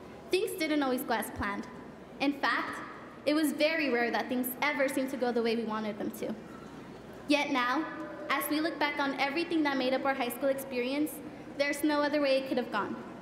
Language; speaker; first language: English; early bilingual, other home language; Spanish